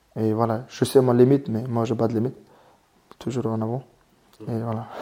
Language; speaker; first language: French; non-native, learner; Mongolian